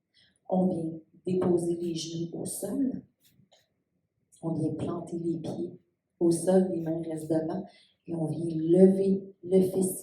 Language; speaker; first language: French; native; French